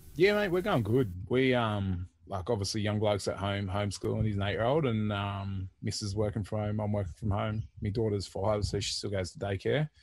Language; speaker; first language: English; native; English